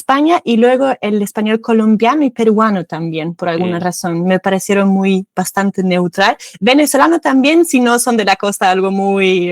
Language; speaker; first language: Spanish; non-native, fluent; German